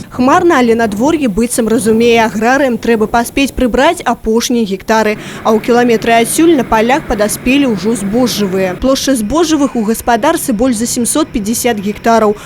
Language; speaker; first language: Belarusian; native; Belarusian